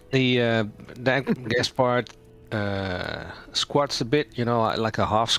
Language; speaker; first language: English; non-native, fluent; French